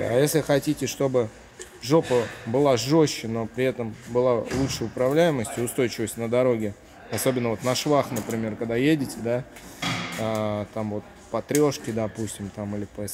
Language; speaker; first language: Russian; native; Russian